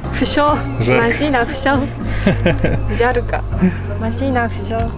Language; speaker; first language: Russian; non-native, learner; Japanese